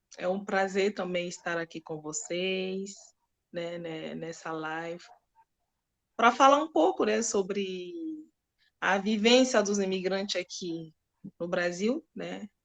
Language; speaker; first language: Portuguese; non-native, fluent; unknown